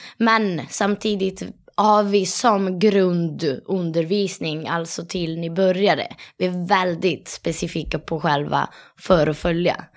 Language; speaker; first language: Swedish; non-native, fluent; Italian